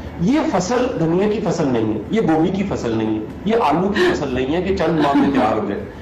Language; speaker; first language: Urdu; non-native, local second language; Punjabi